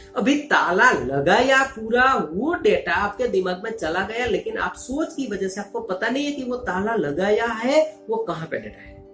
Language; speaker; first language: Hindi; non-native, local second language; Gujarati